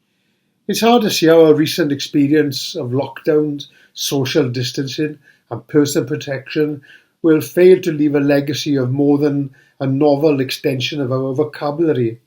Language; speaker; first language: English; native; English